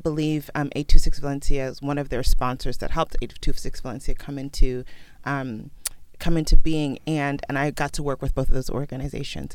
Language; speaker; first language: English; early bilingual, other home language; Krio